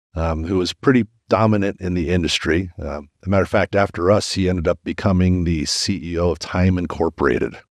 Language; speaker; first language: English; native; English